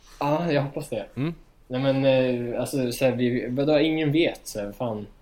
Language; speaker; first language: Swedish; native; Swedish